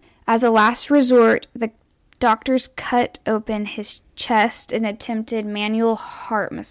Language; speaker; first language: English; native; English